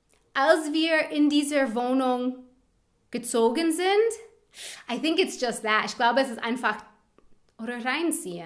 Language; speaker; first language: German; non-native, fluent; English